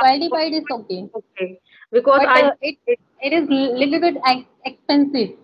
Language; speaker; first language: English; non-native, local second language; Hindi